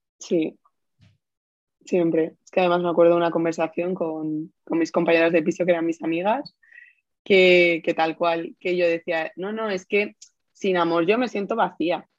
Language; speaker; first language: Spanish; native; Spanish